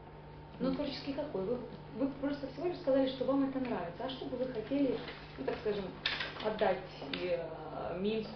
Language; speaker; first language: Russian; native; Russian